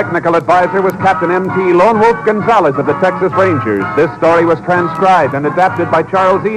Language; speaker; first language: English; native; English